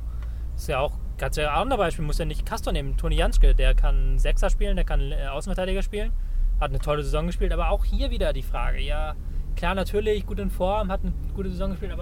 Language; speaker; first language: German; native; German